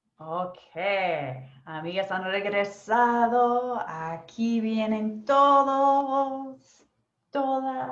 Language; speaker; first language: Spanish; non-native, fluent; English